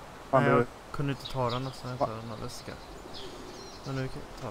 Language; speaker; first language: Swedish; native; Swedish